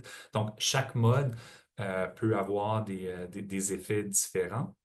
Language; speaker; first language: French; native; French